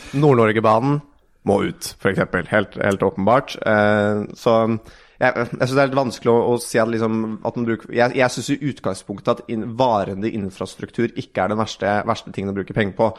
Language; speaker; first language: Norwegian; native; Norwegian